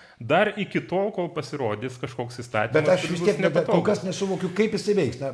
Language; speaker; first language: Lithuanian; non-native, fluent; Georgian